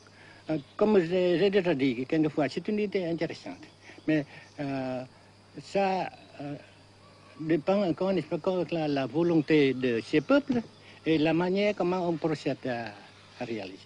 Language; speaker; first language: French; non-native, local second language; Vietnamese